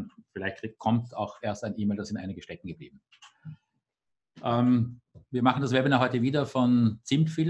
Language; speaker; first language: German; native; German